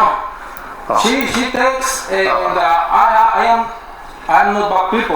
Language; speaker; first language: English; non-native, learner; Spanish